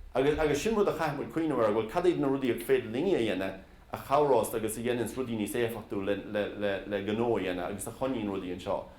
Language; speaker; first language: Irish; native; Irish